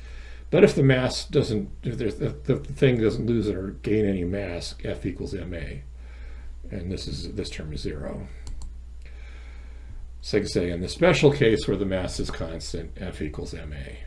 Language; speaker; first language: English; native; English